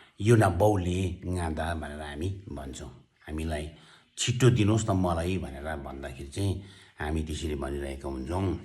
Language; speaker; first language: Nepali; non-native, local second language; Eastern Tamang